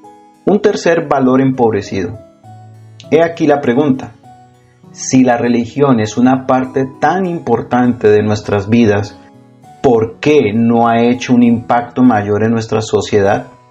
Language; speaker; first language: Spanish; native; Spanish